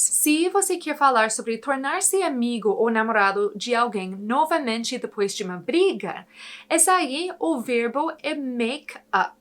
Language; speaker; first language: Portuguese; non-native, fluent; English